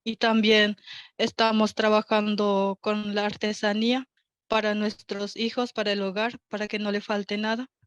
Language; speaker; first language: Spanish; non-native, local second language; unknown